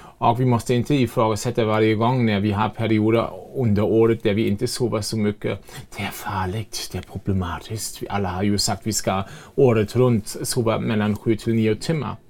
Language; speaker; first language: Swedish; non-native, fluent; German